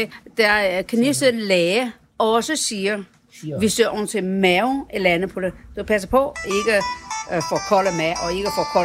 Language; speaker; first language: Danish; non-native, learner; Chinese